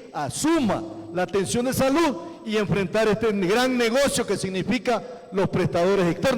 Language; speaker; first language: Spanish; native; Spanish